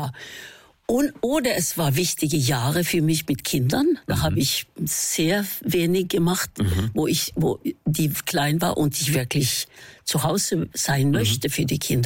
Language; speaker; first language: German; non-native, fluent; Norwegian